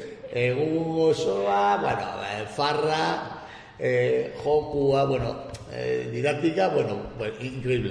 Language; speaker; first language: Basque; non-native, local second language; Spanish